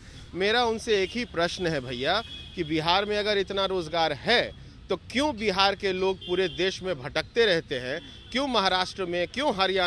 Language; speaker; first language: Hindi; native; Hindi